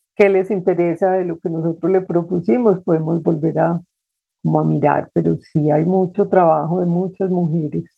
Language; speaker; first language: Spanish; native; Spanish